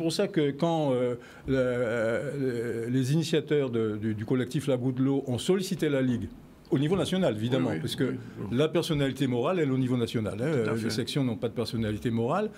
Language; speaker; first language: French; native; French